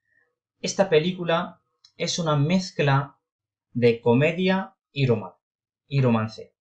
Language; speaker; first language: Spanish; non-native, fluent; Urdu